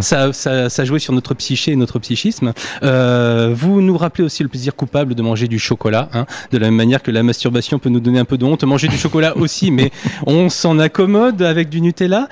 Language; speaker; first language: French; native; French